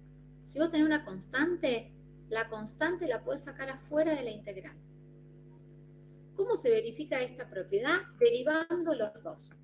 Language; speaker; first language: Spanish; native; Spanish